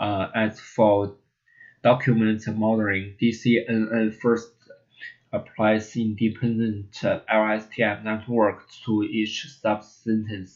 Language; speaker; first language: English; non-native, learner; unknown